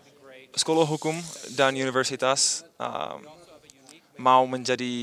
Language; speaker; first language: Indonesian; non-native, fluent; English